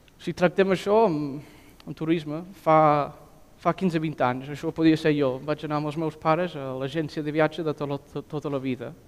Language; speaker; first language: Catalan; non-native, fluent; English